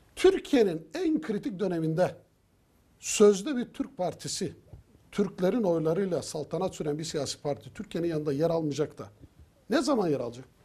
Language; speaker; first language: Turkish; native; Turkish